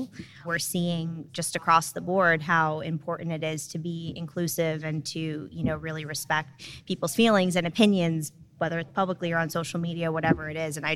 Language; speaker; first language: English; native; English